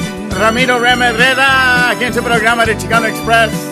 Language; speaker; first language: Spanish; early bilingual, heritage; Spanish